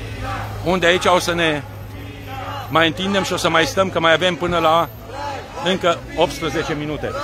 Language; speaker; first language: Romanian; native; Romanian